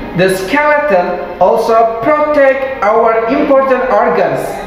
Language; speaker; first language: English; non-native, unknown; Indonesian